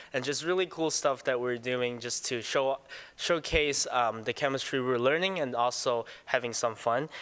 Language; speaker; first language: English; non-native, local second language; Cantonese